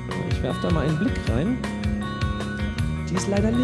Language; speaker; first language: German; native; German